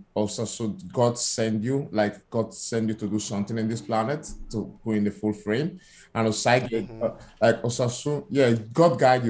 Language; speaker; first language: English; non-native, fluent; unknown